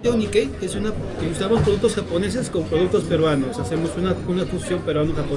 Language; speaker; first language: Spanish; native; Spanish